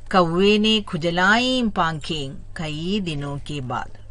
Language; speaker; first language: Hindi; non-native, local second language; Malayalam